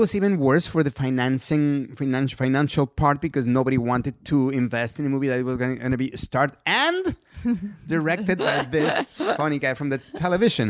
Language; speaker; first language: English; non-native, fluent; Spanish